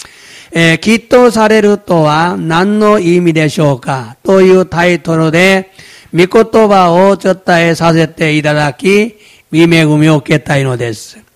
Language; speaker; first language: Japanese; non-native, fluent; Korean